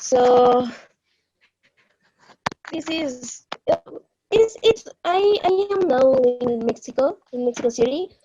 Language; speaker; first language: English; non-native, learner; Spanish